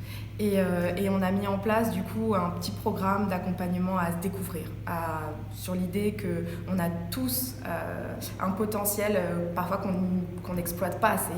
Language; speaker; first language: French; native; French